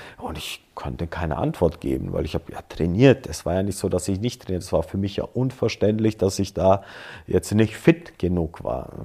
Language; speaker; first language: German; early bilingual, other home language; Croatian